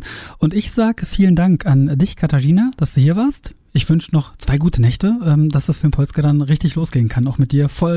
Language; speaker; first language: German; native; German